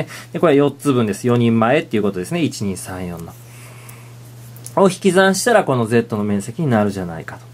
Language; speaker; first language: Japanese; native; Japanese